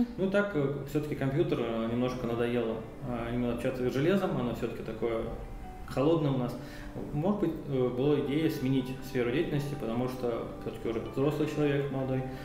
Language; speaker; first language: Russian; native; Russian